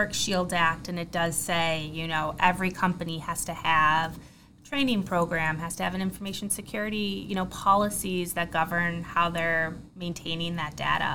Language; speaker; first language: English; native; English